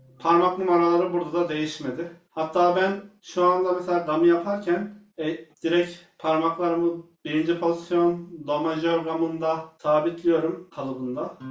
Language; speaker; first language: Turkish; native; Turkish